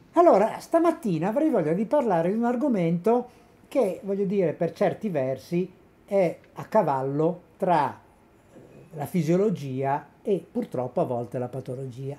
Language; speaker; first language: Italian; native; Italian